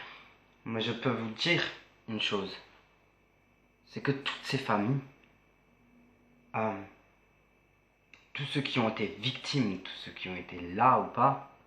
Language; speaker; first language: French; native; French